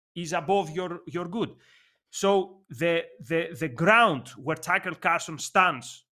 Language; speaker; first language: English; non-native, fluent; Greek